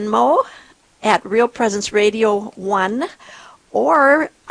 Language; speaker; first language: English; native; English